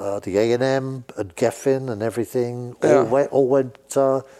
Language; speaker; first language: English; native; English